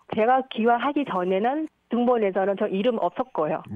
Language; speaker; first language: Korean; non-native, fluent; Vietnamese